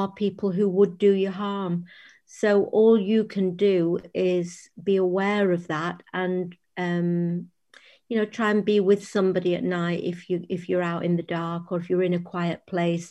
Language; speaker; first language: English; native; English